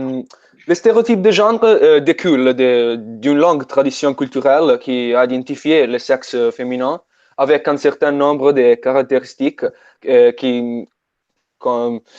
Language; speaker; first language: French; non-native, fluent; Italian